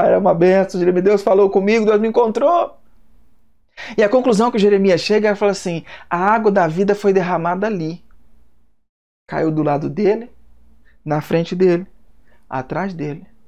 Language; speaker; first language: Portuguese; native; Portuguese